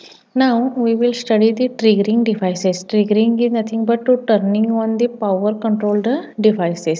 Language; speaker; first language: English; non-native, local second language; Marathi